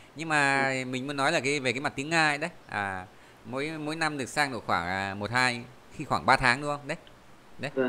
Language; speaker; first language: Vietnamese; native; Vietnamese